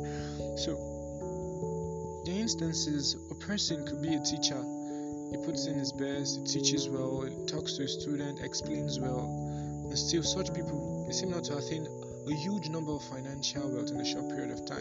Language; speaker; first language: English; non-native, local second language; Yoruba